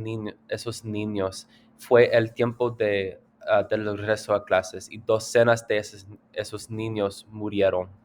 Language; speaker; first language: Spanish; non-native, learner; English